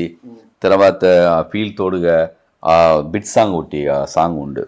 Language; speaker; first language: Telugu; non-native, learner; Tamil